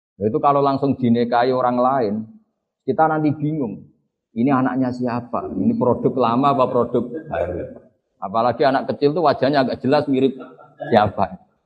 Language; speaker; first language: Indonesian; non-native, local second language; Javanese